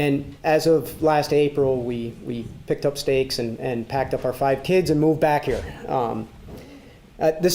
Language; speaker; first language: English; native; English